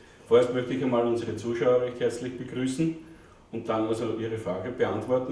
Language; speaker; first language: German; native; German